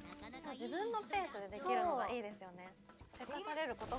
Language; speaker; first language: Japanese; native; Japanese